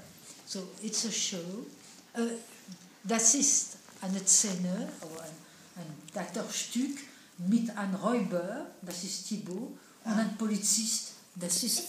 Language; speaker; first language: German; non-native, learner; French